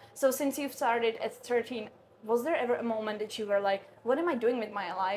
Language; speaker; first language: English; non-native, fluent; Czech